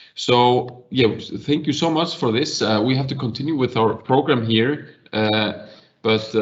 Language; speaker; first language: English; non-native, fluent; Icelandic